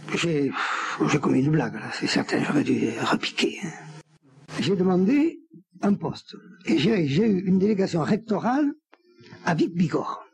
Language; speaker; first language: French; native; French